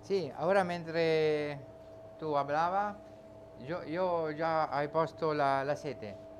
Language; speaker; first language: Spanish; non-native, learner; Italian